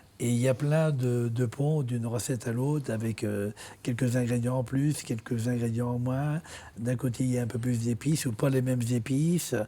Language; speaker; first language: French; native; French